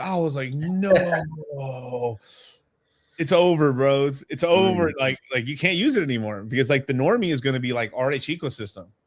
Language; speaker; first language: English; native; English